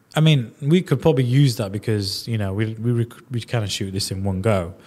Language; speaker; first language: English; native; English